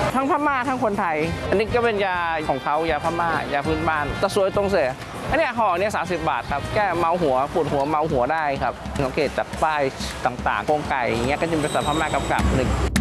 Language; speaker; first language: Thai; early bilingual, other home language; Chinese